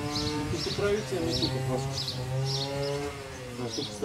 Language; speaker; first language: Bulgarian; non-native, learner; Russian